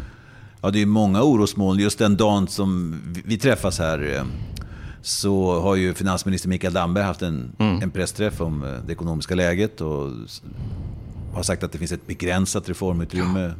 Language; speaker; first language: Swedish; native; Swedish